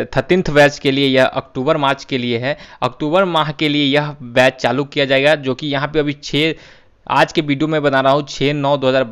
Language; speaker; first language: Hindi; native; Hindi